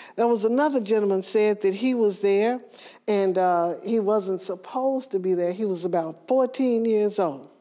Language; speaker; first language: English; native; English